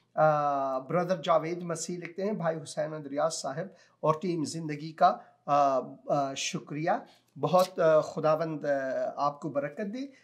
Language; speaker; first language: Urdu; non-native, local second language; Punjabi